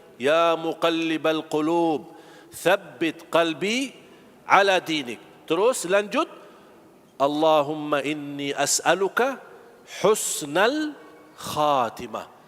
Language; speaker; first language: Malay; non-native, fluent; Arabic